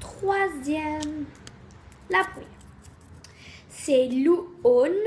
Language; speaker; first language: French; native; French